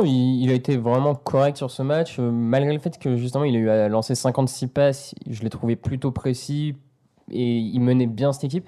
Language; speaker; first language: French; native; French